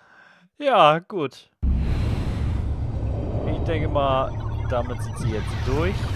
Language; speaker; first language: German; native; German